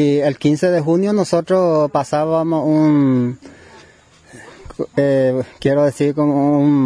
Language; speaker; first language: Spanish; non-native, local second language; Guarani